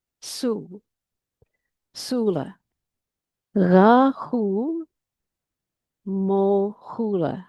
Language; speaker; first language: Irish; non-native, learner; English